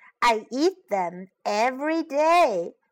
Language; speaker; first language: English; non-native, fluent; Chinese